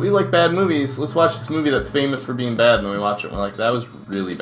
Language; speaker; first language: English; native; English